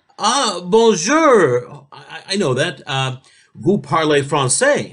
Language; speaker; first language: French; non-native, learner; English